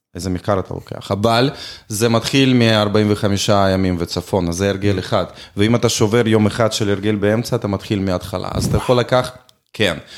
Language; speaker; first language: Hebrew; non-native, fluent; Russian